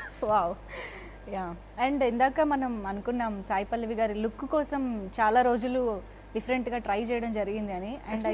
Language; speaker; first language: Telugu; native; Telugu